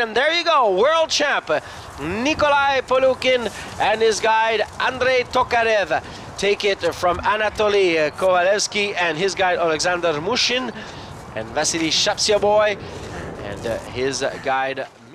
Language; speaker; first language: English; native; English